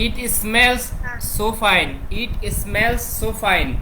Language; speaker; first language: English; non-native, fluent; Bangla